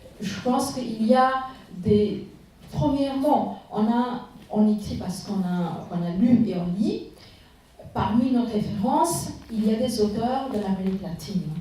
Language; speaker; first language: French; non-native, fluent; Bangla